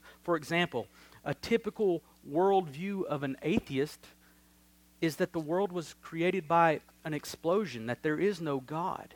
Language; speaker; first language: English; native; English